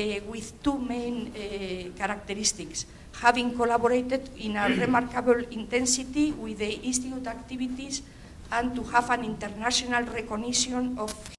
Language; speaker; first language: English; non-native, fluent; Spanish